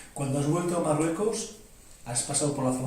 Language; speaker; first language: Spanish; native; Spanish